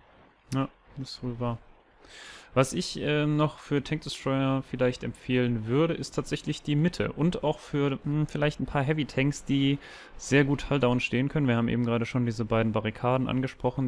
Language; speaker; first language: German; native; German